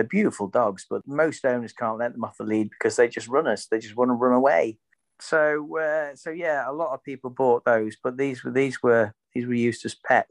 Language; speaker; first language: English; native; English